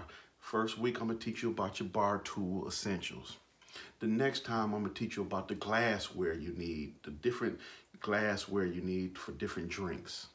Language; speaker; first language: English; native; English